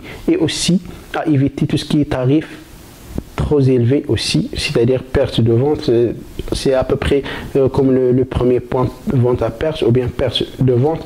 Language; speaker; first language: French; non-native, local second language; Arabic